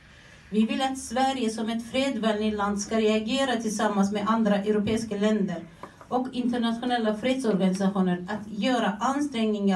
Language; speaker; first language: Swedish; non-native, fluent; Azerbaijani